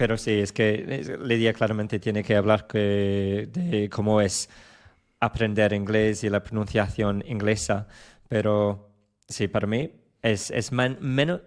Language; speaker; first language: Spanish; non-native, fluent; English